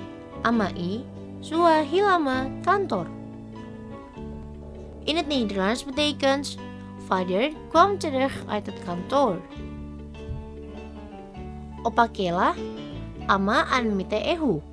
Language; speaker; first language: Dutch; non-native, learner; Indonesian